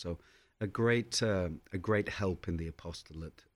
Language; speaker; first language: English; native; English